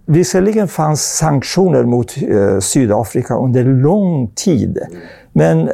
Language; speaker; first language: Swedish; non-native, fluent; Persian